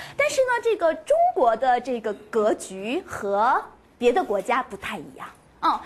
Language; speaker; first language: Chinese; native; Chinese